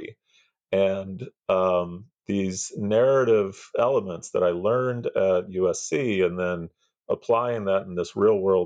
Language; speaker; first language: English; native; English